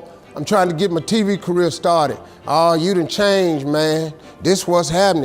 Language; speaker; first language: English; native; English